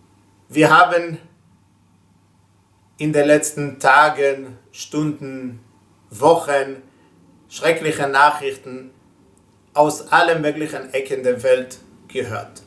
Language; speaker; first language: German; non-native, fluent; Hebrew